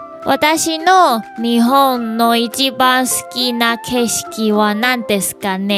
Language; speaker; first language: Japanese; non-native, learner; Chinese